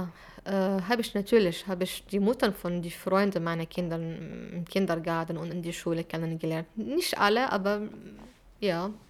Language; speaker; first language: German; non-native, fluent; Arabic